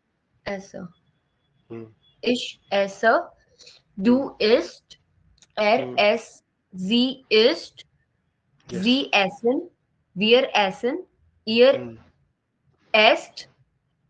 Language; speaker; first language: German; non-native, learner; Hindi